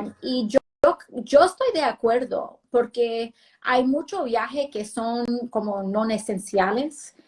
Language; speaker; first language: Spanish; early bilingual, heritage; Spanish